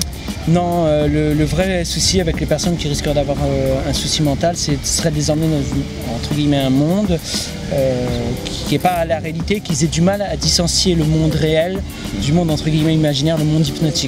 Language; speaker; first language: French; native; French